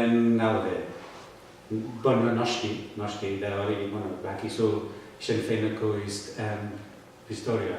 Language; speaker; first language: Basque; non-native, learner; English